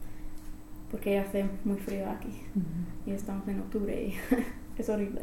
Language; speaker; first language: Spanish; non-native, fluent; English